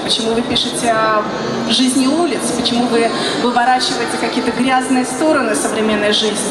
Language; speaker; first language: Russian; native; Russian